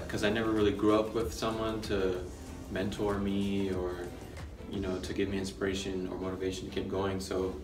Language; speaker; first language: English; native; English